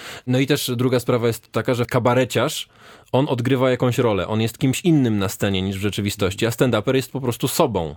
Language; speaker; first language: Polish; native; Polish